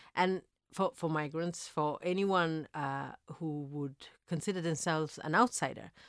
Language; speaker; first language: English; early bilingual, other home language; Italian